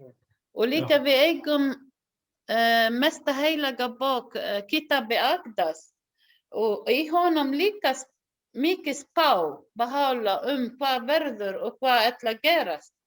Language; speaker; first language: Icelandic; non-native, learner; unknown